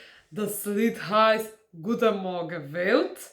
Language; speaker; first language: German; non-native, fluent; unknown